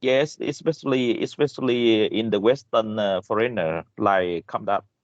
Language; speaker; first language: English; non-native, learner; Vietnamese